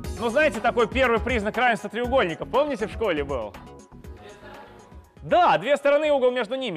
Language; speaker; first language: Russian; native; Russian